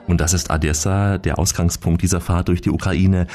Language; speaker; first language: German; native; German